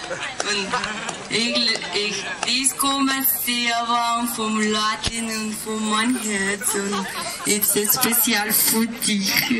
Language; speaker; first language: German; non-native, learner; Spanish